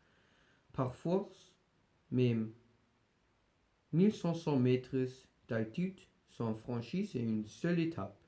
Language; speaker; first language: French; non-native, learner; German